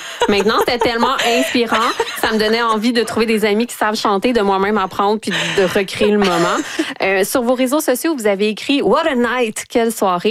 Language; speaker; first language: French; native; French